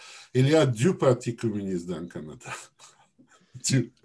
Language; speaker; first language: French; non-native, learner; Russian